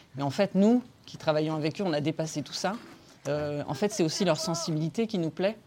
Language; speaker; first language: French; native; French